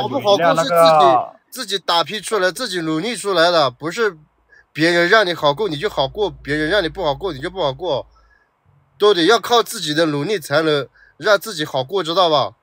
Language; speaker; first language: Chinese; native; Chinese